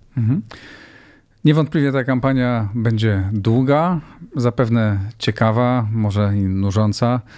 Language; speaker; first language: Polish; native; Polish